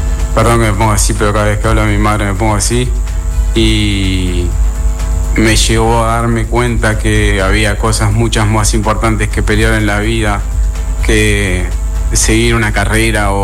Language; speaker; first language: Spanish; native; Spanish